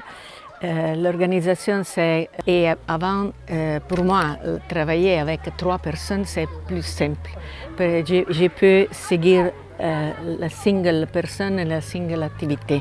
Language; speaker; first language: French; non-native, learner; Italian